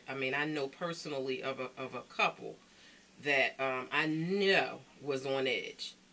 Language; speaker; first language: English; native; English